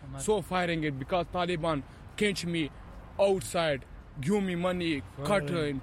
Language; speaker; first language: English; non-native, learner; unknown